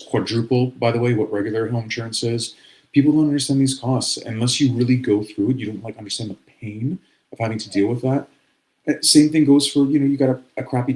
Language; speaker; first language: English; native; English